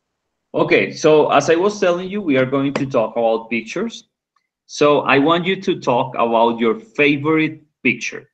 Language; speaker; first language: English; non-native, fluent; Spanish